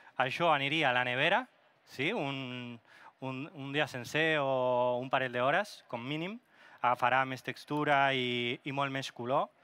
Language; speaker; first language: Catalan; non-native, local second language; Spanish